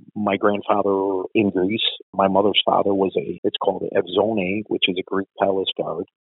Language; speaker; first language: English; native; English